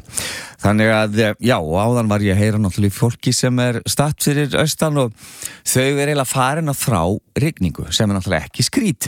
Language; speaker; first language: Icelandic; native; Icelandic